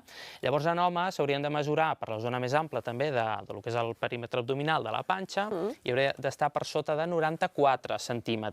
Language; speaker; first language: Catalan; native; Catalan